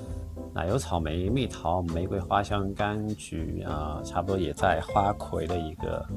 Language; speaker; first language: Chinese; native; Chinese